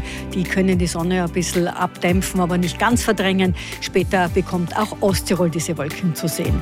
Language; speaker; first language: German; native; German